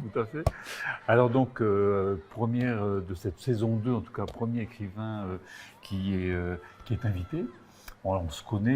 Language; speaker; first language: French; native; French